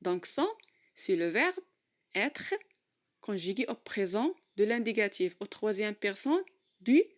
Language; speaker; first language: French; non-native, local second language; Arabic